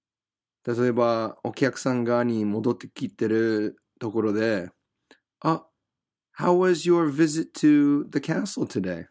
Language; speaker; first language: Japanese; non-native, fluent; English